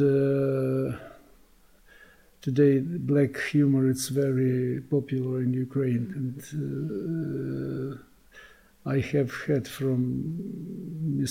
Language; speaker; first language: English; non-native, learner; Ukrainian